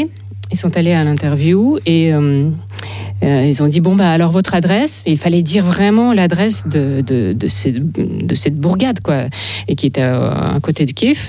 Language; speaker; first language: French; non-native, fluent; Russian